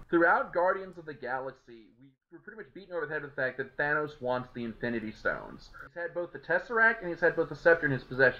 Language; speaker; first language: English; native; English